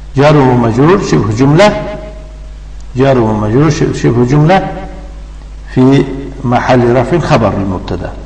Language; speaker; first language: Arabic; non-native, fluent; Tajik